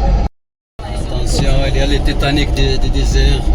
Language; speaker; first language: French; non-native, learner; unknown